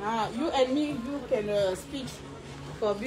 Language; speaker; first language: English; non-native, learner; French